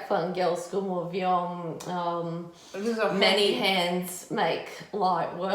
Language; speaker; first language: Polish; early bilingual, heritage; Polish